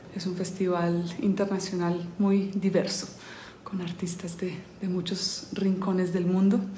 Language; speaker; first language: Spanish; early bilingual, heritage; Spanish